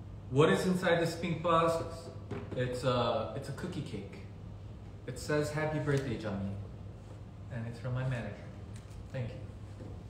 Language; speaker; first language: English; early bilingual, other home language; Korean